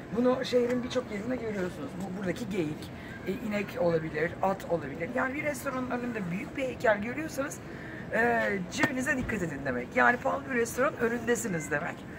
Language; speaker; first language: Turkish; native; Turkish